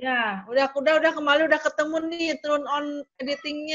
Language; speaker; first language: Indonesian; native; Indonesian